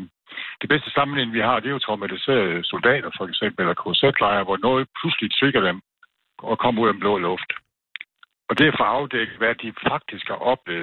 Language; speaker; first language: Danish; native; Danish